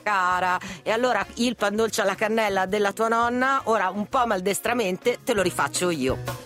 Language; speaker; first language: Italian; native; Italian